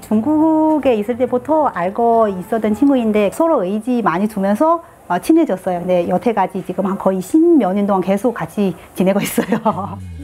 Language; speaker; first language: Korean; non-native, fluent; Chinese